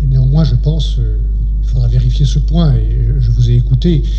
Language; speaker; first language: French; native; French